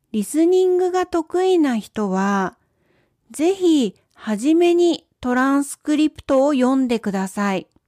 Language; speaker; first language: Japanese; native; Japanese